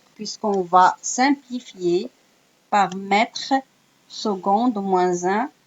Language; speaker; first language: French; non-native, local second language; Arabic